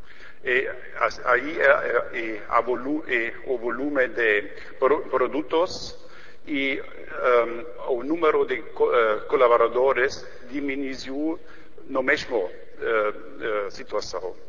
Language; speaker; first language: Portuguese; non-native, learner; German